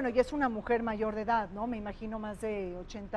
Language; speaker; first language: Spanish; native; Spanish